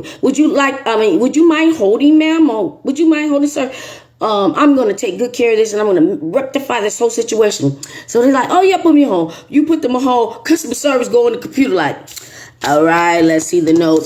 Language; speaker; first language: English; native; English